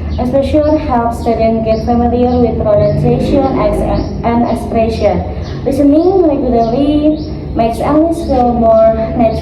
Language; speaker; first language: English; non-native, learner; Indonesian